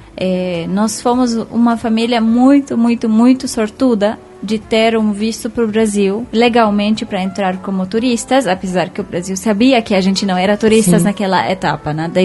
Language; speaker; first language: Portuguese; non-native, fluent; Arabic